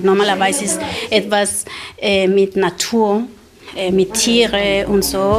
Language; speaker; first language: German; non-native, learner; Spanish